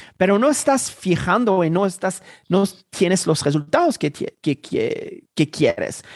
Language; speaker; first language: Spanish; non-native, fluent; Haitian Creole